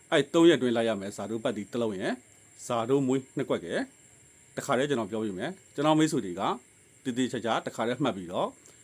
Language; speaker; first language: Burmese; native; Burmese